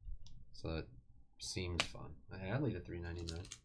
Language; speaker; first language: English; native; English